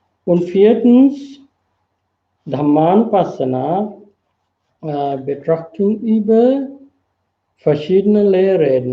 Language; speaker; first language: German; non-native, fluent; Sinhala